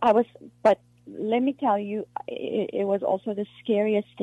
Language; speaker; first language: English; non-native, local second language; Afrikaans